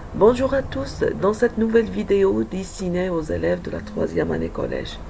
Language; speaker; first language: French; non-native, local second language; Arabic